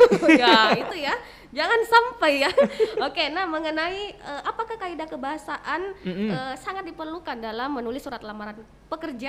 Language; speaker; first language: Indonesian; native; Indonesian